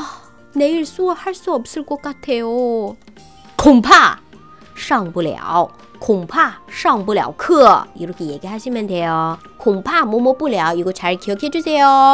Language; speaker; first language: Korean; non-native, fluent; Chinese